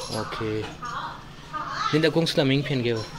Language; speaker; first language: Chinese; non-native, learner; Urdu